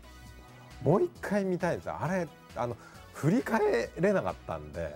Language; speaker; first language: Japanese; native; Japanese